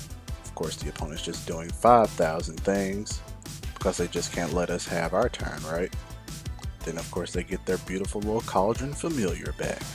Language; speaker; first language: English; native; English